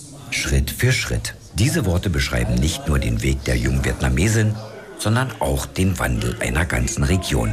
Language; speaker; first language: German; native; German